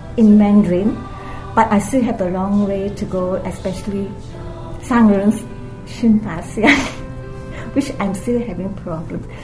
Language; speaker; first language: English; non-native, local second language; Cantonese